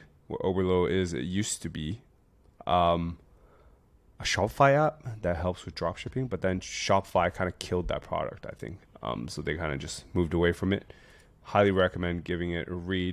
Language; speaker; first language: English; native; English